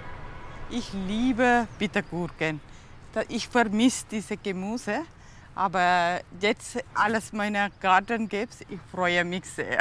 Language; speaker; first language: German; non-native, learner; Tamil